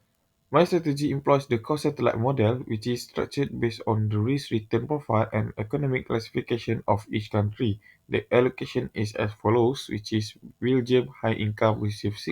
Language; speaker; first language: English; non-native, local second language; Malay